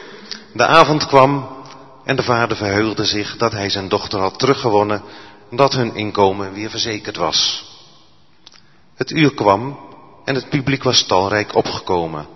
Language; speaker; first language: Dutch; native; Dutch